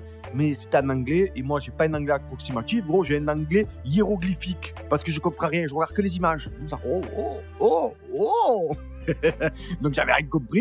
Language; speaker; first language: French; native; French